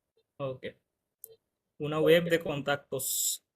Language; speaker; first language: Spanish; non-native, fluent; Bangla